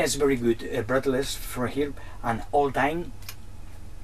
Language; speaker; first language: English; non-native, learner; Spanish